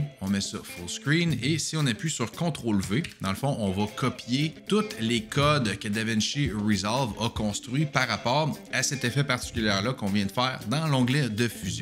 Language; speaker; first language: French; native; French